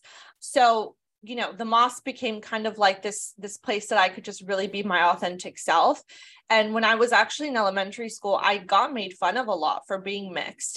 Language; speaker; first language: English; native; English